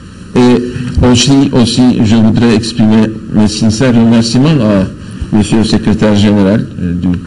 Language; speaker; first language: French; non-native, fluent; Turkish